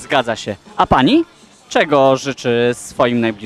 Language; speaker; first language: Polish; native; Polish